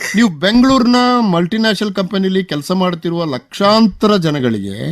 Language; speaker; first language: Kannada; non-native, local second language; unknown